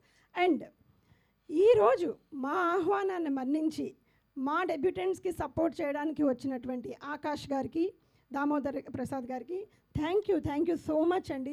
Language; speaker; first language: Telugu; native; Telugu